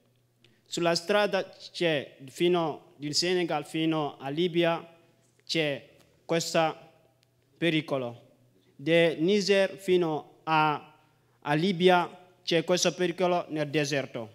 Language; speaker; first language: Italian; non-native, learner; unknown